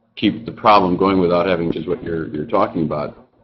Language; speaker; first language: English; native; English